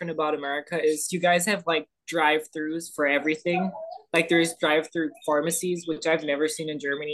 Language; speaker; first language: English; non-native, fluent; German